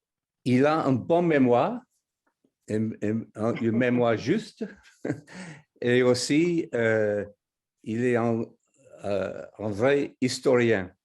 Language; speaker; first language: French; non-native, fluent; English